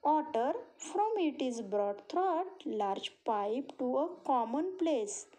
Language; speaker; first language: English; non-native, local second language; Marathi